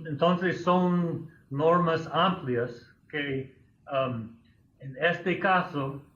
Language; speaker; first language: Spanish; non-native, fluent; English